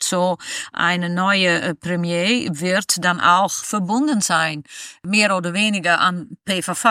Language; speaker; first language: German; non-native, fluent; Dutch